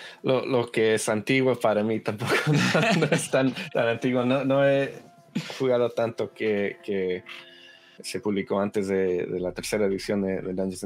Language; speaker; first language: Spanish; early bilingual, heritage; Spanish